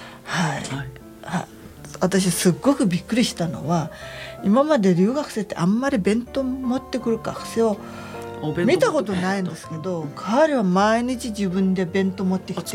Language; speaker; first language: Japanese; native; Japanese